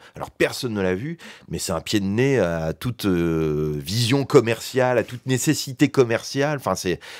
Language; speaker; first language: French; native; French